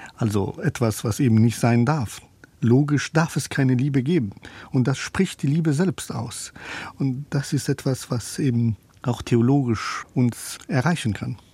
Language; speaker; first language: German; non-native, fluent; Persian